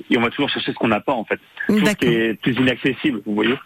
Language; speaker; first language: French; native; French